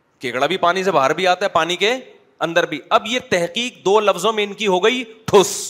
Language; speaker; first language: Urdu; native; Urdu